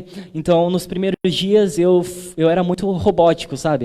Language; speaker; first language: Portuguese; native; Portuguese